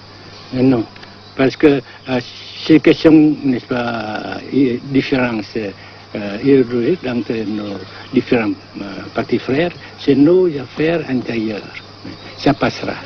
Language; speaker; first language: French; non-native, local second language; Vietnamese